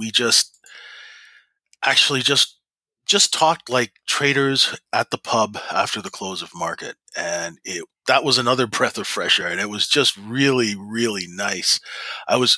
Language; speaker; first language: English; native; English